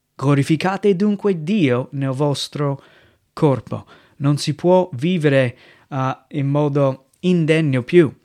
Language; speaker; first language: Italian; non-native, fluent; English